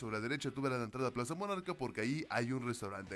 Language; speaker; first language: Spanish; native; Spanish